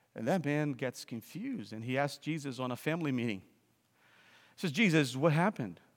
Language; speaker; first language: English; non-native, fluent; Portuguese